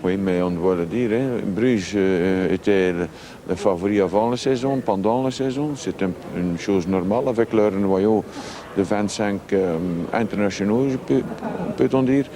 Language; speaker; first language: French; non-native, local second language; Dutch